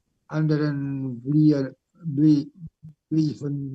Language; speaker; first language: Dutch; non-native, learner; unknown